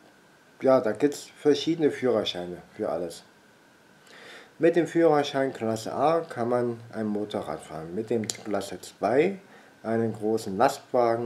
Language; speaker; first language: German; native; German